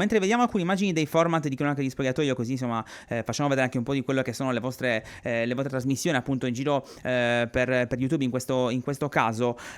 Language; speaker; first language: Italian; native; Italian